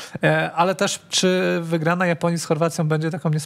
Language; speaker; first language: Polish; native; Polish